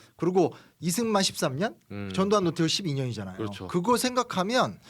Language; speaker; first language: Korean; native; Korean